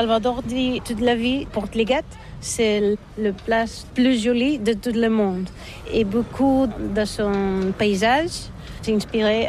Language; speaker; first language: French; non-native, fluent; Spanish